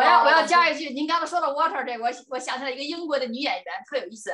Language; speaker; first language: Chinese; native; Chinese